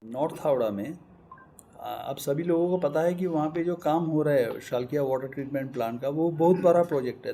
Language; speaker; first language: Hindi; non-native, local second language; Bangla